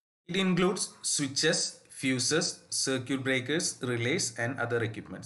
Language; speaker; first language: English; non-native, local second language; Malayalam